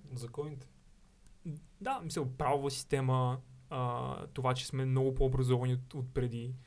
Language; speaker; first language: Bulgarian; native; Bulgarian